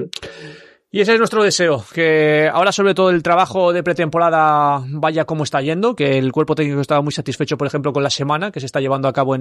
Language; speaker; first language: Spanish; native; Spanish